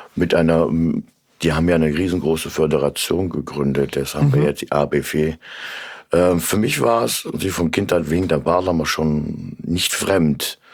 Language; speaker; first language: German; early bilingual, other home language; Turkish